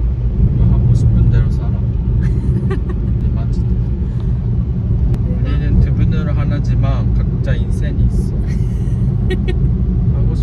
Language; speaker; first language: Korean; non-native, learner; Japanese